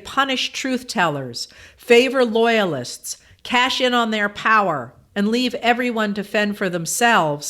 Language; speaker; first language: English; native; English